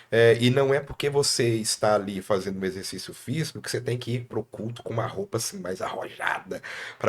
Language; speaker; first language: Portuguese; native; Portuguese